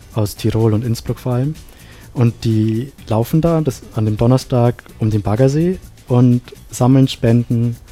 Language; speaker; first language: German; non-native, fluent; Sinhala